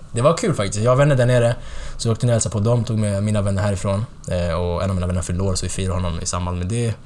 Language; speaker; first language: Swedish; early bilingual, other home language; Tigrinya